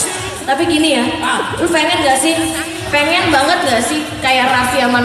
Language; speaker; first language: Indonesian; native; Indonesian